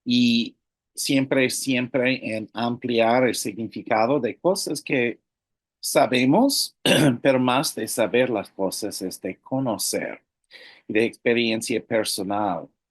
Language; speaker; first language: Spanish; non-native, fluent; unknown